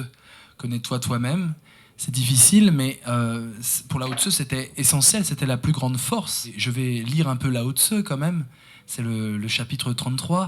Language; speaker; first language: French; native; French